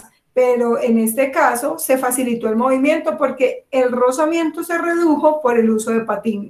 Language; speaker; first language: Spanish; native; Spanish